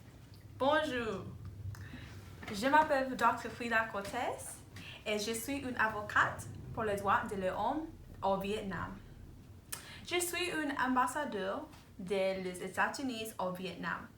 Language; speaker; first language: French; non-native, learner; English